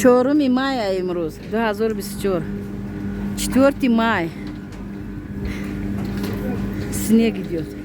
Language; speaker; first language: Russian; non-native, local second language; Tajik